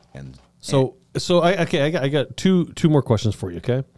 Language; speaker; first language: English; native; English